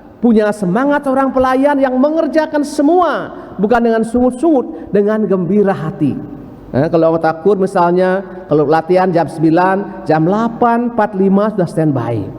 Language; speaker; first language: Indonesian; native; Indonesian